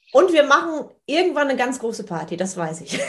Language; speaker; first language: German; native; German